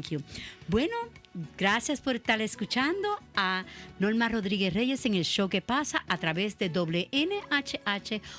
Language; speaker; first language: Spanish; early bilingual, other home language; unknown